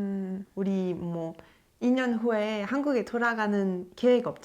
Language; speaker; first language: Korean; non-native, learner; French